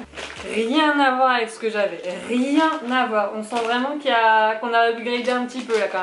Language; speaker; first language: French; native; French